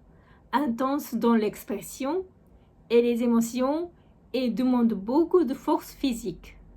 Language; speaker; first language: French; non-native, fluent; Japanese